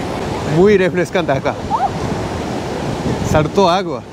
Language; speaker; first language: Spanish; non-native, learner; Japanese